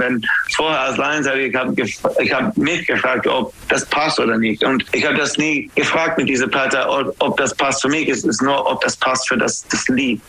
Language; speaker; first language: German; non-native, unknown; English